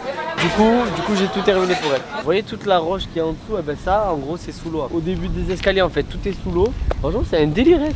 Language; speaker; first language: French; native; French